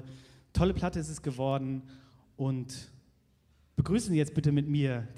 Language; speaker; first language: German; native; German